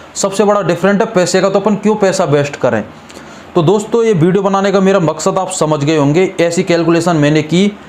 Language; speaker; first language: Hindi; native; Hindi